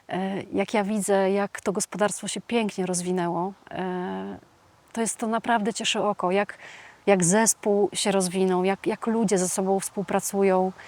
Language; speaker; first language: Polish; native; Polish